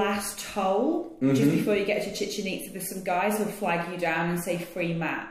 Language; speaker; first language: English; native; English